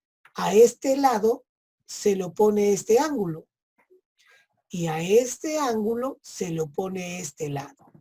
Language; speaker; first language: Spanish; native; Spanish